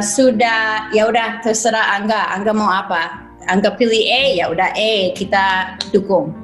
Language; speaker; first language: Indonesian; non-native, fluent; English